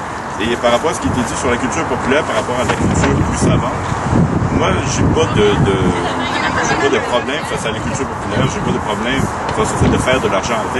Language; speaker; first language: French; native; French